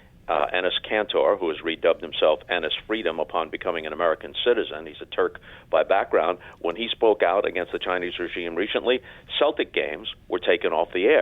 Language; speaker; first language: English; native; English